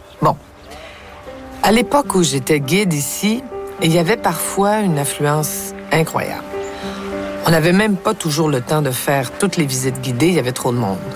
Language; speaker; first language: French; native; French